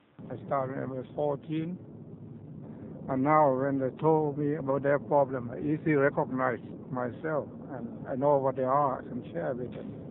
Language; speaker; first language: English; non-native, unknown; Thai